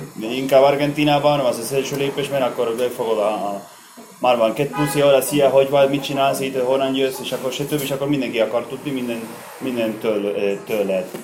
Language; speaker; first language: Hungarian; non-native, learner; Spanish